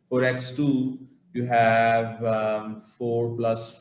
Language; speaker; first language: English; non-native, local second language; Urdu